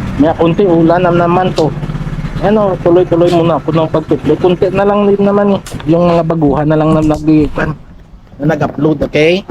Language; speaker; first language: Filipino; non-native, local second language; Hiligaynon